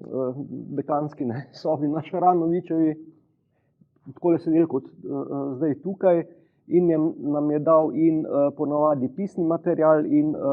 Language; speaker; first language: Slovenian; native; Slovenian